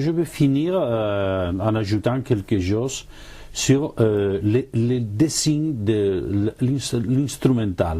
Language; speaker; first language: French; non-native, fluent; Spanish